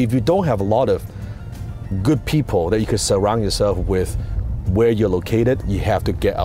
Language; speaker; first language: English; non-native, local second language; Cantonese